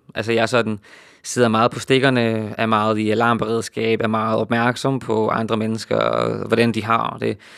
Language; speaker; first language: Danish; native; Danish